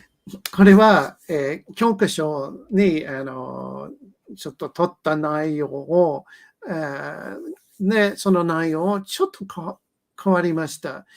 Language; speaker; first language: Japanese; non-native, learner; English